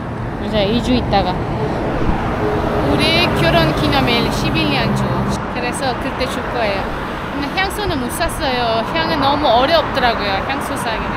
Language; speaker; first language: Korean; non-native, fluent; Uzbek